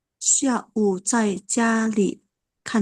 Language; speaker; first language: Chinese; non-native, learner; Indonesian